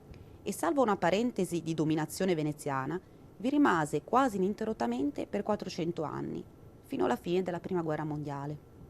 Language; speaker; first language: Italian; native; Italian